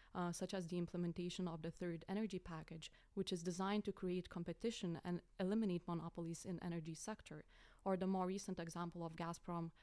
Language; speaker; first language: English; non-native, fluent; Lithuanian